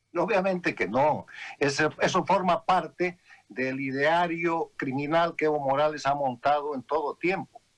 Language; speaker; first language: Spanish; native; Spanish